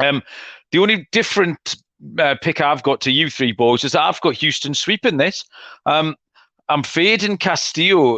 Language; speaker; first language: English; native; English